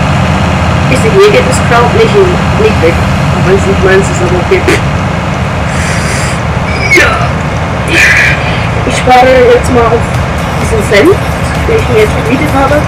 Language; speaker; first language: German; native; German